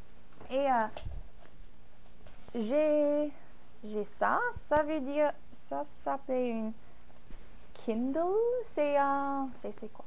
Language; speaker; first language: French; non-native, fluent; English